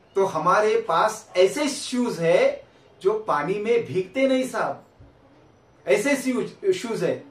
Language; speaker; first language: Hindi; non-native, local second language; Marathi